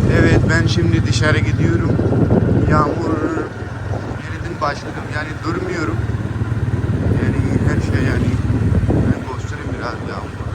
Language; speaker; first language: Turkish; non-native, learner; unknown